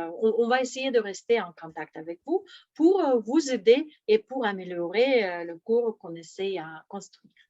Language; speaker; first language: French; non-native, fluent; Russian